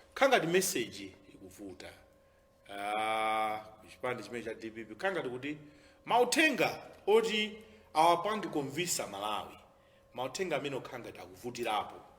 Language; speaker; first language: Nyanja; native; Nyanja